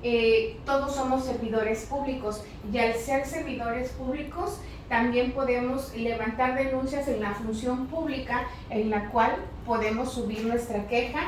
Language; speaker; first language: Spanish; native; Spanish